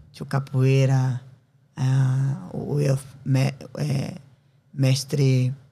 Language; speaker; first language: English; non-native, learner; Portuguese